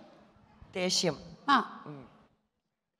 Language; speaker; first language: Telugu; non-native, learner; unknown